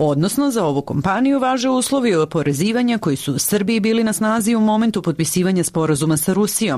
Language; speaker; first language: Serbian; native; Serbian